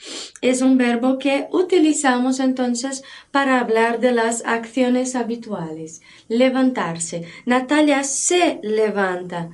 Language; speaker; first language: Spanish; non-native, fluent; Portuguese